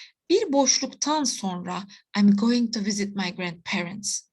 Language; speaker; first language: English; non-native, fluent; Turkish